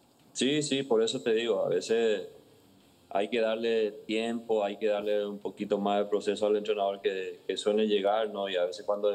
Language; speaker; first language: Spanish; native; Spanish